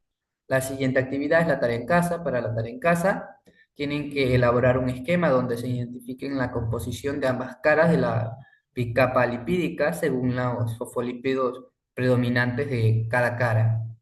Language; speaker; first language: Spanish; native; Spanish